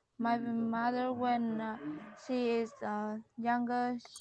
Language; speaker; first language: English; non-native, learner; Vietnamese